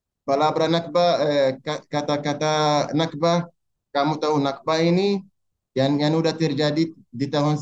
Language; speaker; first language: Indonesian; non-native, learner; Arabic